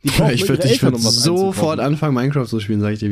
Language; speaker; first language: German; native; German